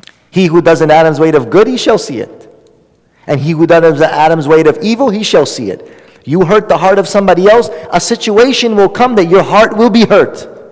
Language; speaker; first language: English; native; English